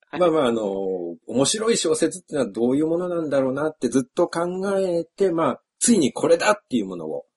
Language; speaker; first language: Japanese; native; Japanese